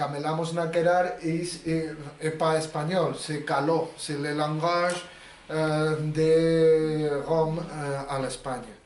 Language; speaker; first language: French; non-native, learner; Spanish